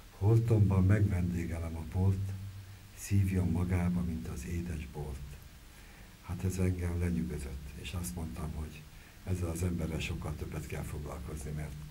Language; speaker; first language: Hungarian; native; Hungarian